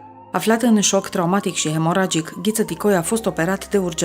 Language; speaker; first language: Romanian; native; Romanian